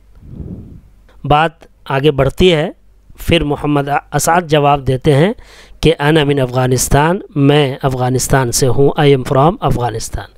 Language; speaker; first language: Urdu; native; Urdu